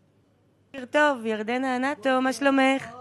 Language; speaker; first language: Hebrew; native; Hebrew